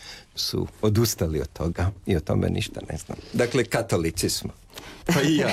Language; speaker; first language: Serbian; native; Serbian